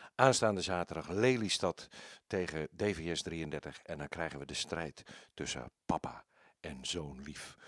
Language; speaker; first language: Dutch; native; Dutch